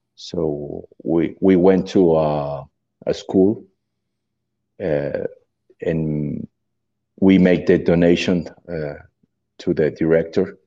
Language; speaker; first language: English; non-native, learner; Spanish